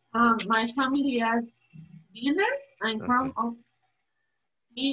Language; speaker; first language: English; non-native, learner; Spanish